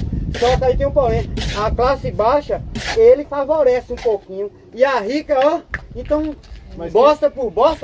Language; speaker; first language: Portuguese; native; Portuguese